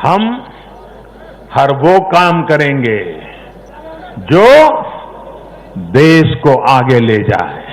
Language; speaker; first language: Hindi; non-native, local second language; Gujarati